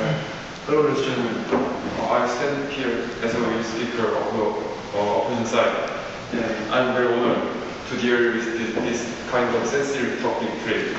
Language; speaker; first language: English; non-native, fluent; Korean